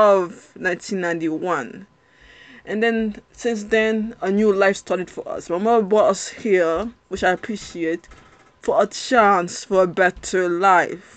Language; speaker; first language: English; early bilingual, other home language; Haitian Creole